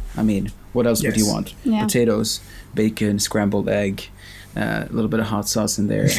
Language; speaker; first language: English; non-native, fluent; Swedish